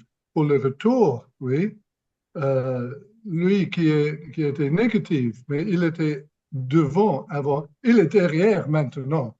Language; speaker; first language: French; non-native, fluent; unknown